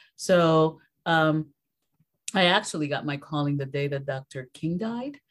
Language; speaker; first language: English; early bilingual, other home language; Spanish